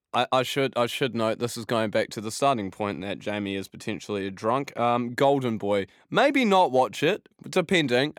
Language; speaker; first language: English; native; English